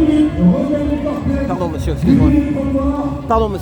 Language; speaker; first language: French; native; French